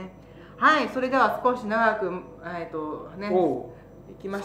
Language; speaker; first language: Japanese; native; Japanese